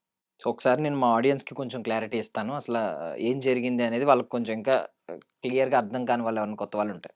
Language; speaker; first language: Telugu; native; Telugu